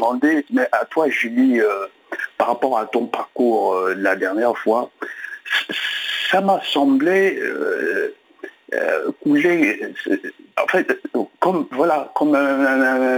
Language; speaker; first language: French; native; French